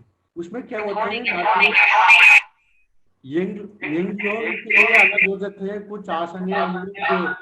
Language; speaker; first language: Hindi; non-native, local second language; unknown